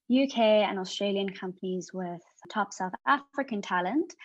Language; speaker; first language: English; native; English